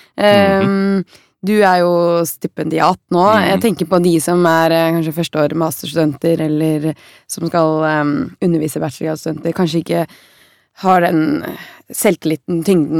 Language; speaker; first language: Norwegian; native; Norwegian